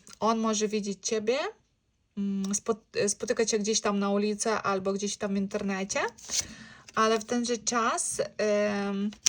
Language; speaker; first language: Polish; non-native, learner; Ukrainian